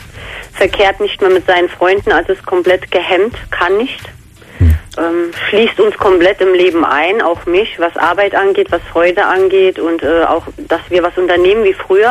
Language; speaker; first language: German; native; German